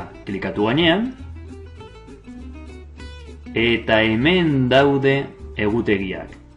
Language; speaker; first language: Basque; non-native, local second language; Spanish